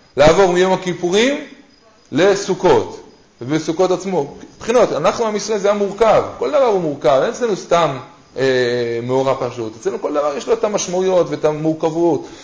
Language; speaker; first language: Hebrew; native; Hebrew